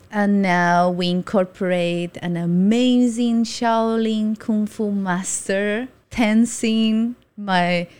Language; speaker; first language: English; non-native, fluent; Spanish